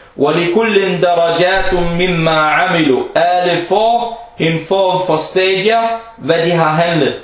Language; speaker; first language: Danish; non-native, fluent; Arabic